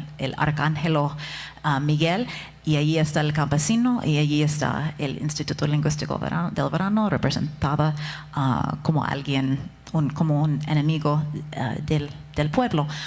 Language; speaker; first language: Spanish; non-native, fluent; English